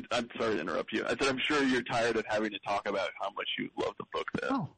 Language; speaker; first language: English; native; English